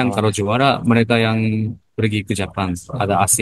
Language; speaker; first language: Indonesian; non-native, learner; Japanese